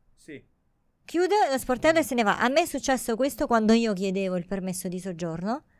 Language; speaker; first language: Italian; native; Italian